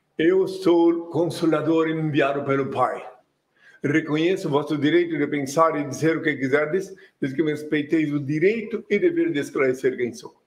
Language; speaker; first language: Portuguese; non-native, fluent; French